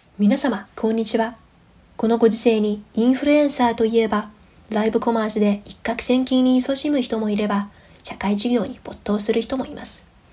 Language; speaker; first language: Japanese; non-native, fluent; Chinese